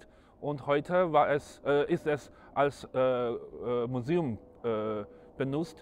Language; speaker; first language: German; non-native, fluent; Chinese